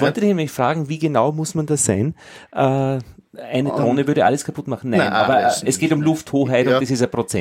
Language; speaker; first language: German; native; German